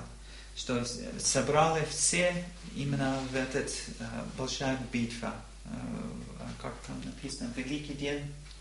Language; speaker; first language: Russian; non-native, learner; English